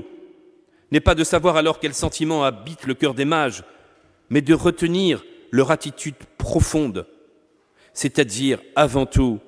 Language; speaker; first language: French; native; French